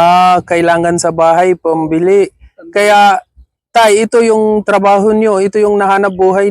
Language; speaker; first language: Filipino; non-native, fluent; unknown